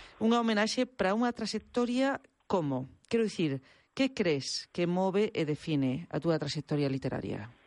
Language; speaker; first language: Galician; native; Galician